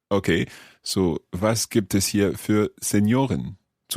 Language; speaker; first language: German; non-native, learner; English